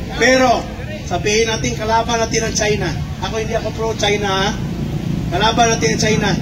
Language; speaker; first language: Filipino; non-native, local second language; Cebuano